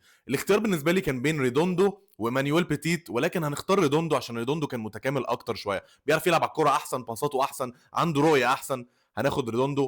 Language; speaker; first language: Arabic; native; Arabic